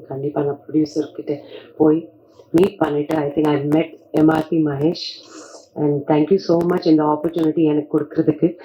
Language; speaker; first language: Tamil; non-native, fluent; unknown